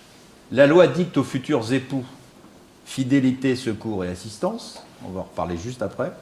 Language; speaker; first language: French; native; French